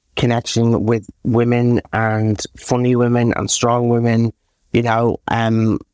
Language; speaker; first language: English; native; English